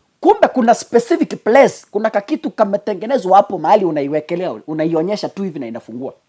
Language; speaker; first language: Swahili; non-native, local second language; Gusii